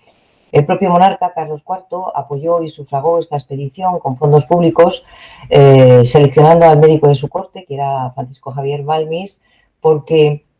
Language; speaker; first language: Spanish; native; Spanish